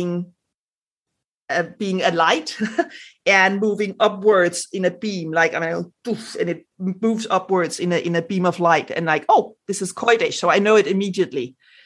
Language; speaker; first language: English; non-native, fluent; Danish